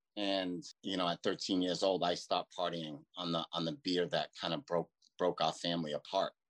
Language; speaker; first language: English; native; English